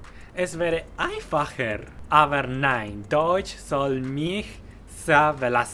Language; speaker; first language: German; non-native, fluent; Spanish